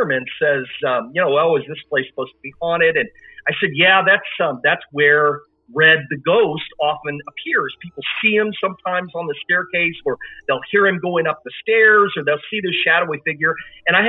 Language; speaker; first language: English; native; English